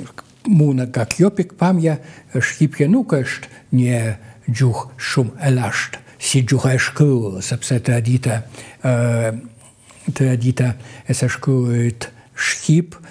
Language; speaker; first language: Albanian; non-native, fluent; Russian